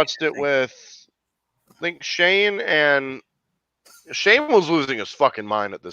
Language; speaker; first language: English; native; English